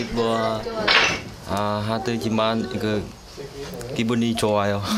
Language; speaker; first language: Korean; non-native, learner; Nepali